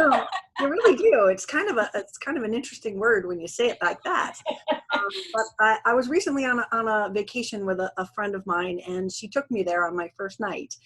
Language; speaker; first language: English; native; English